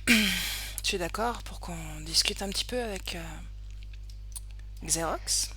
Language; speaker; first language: French; native; French